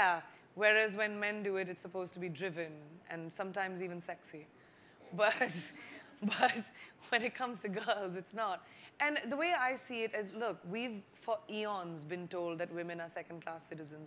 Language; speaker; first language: English; non-native, local second language; Hindi